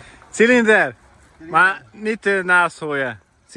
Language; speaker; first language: Dutch; non-native, learner; Polish